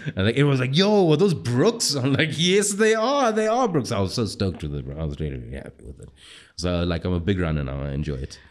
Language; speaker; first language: English; native; English